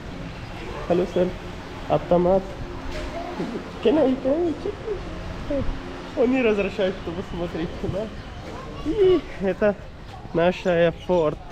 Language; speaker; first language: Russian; non-native, learner; Pashto